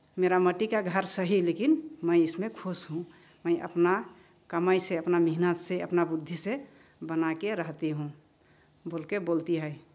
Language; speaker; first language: Hindi; non-native, local second language; Bangla